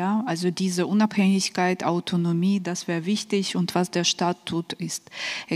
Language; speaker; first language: German; non-native, fluent; Ukrainian